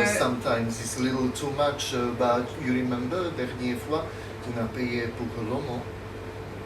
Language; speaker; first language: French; non-native, learner; Slovak